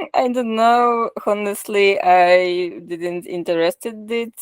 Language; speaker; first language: English; non-native, learner; Polish